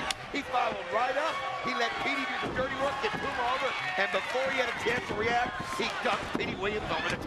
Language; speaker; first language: English; native; English